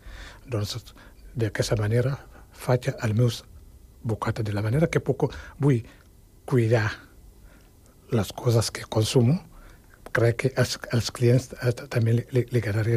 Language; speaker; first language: Catalan; non-native, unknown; Wolof